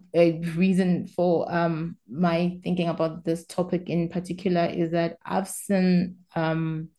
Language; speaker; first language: English; non-native, local second language; Swati